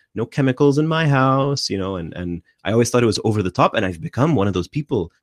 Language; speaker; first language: English; non-native, fluent; Arabic